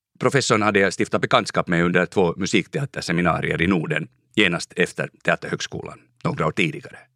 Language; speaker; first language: Swedish; native; Swedish